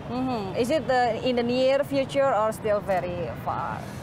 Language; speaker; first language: English; non-native, fluent; Indonesian